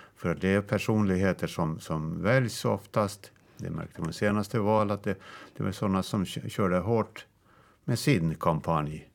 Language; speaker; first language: Swedish; native; Swedish